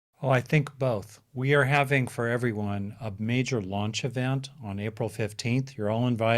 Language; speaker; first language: English; native; English